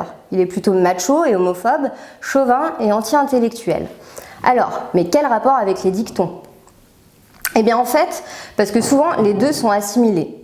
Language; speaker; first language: French; native; French